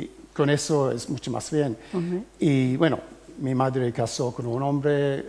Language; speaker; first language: Spanish; early bilingual, heritage; English